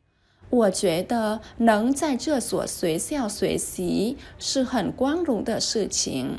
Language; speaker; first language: Chinese; non-native, learner; Vietnamese